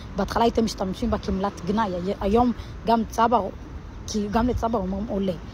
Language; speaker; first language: Hebrew; early bilingual, other home language; Amharic